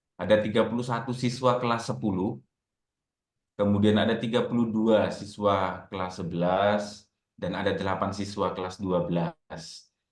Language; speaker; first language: Indonesian; native; Indonesian